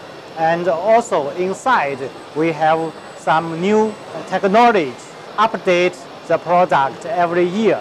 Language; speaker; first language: English; non-native, learner; Chinese